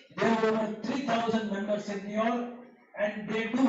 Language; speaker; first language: English; non-native, local second language; Gujarati